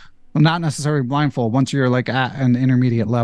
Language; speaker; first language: English; native; English